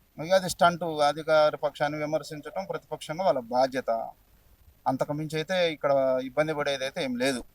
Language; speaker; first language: Telugu; native; Telugu